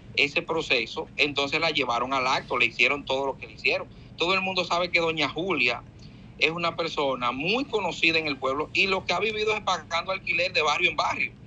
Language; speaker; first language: Spanish; native; Spanish